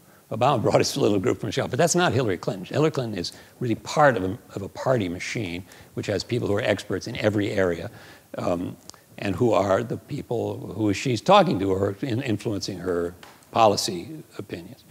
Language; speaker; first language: English; native; English